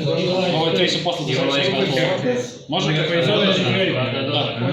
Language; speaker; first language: Bosnian; native; Bosnian